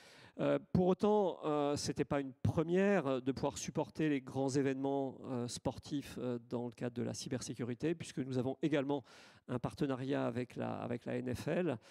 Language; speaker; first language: French; native; French